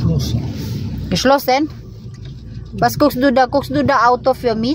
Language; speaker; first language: German; non-native, learner; Filipino